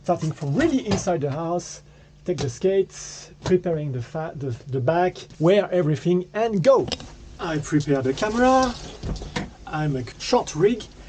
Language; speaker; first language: English; non-native, fluent; French